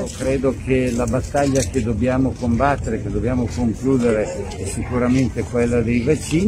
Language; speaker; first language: Italian; native; Italian